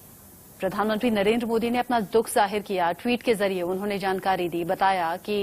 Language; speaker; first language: Hindi; native; Hindi